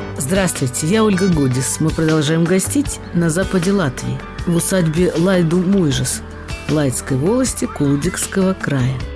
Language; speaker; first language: Russian; native; Russian